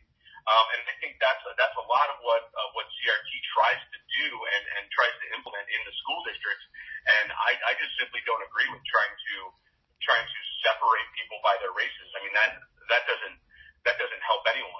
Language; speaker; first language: English; native; English